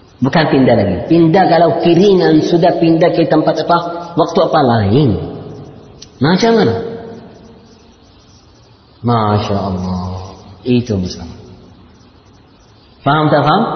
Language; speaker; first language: Indonesian; non-native, learner; Arabic